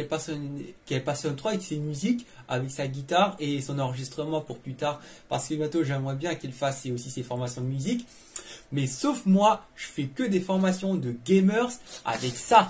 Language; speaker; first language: French; native; French